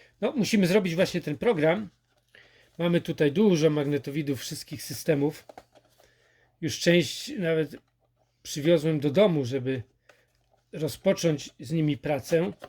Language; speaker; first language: Polish; native; Polish